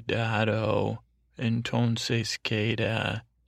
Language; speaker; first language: Spanish; non-native, learner; English